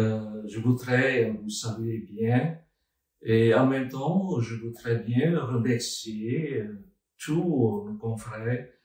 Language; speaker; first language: French; non-native, fluent; Vietnamese